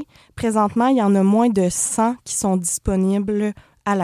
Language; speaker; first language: French; native; French